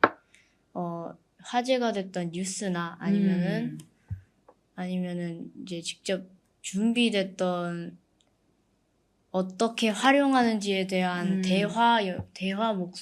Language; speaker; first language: Korean; early bilingual, heritage; Korean